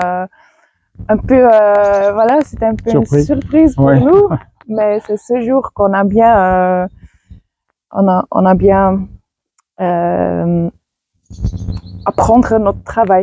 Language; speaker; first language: French; non-native, fluent; Dutch